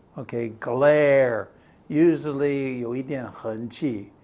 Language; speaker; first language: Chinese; non-native, fluent; English